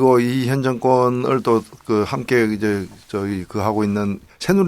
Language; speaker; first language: Korean; native; Korean